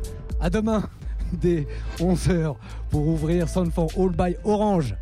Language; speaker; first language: French; native; French